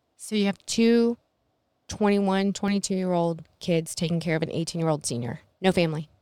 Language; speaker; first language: English; native; English